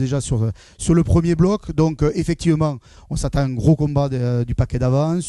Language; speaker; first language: French; native; French